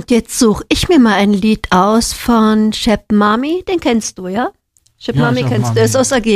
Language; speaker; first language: German; native; German